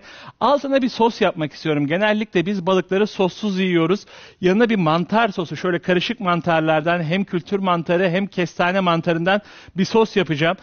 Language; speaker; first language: Turkish; native; Turkish